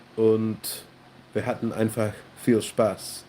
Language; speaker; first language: German; non-native, learner; English